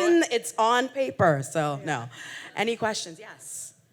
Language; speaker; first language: English; native; English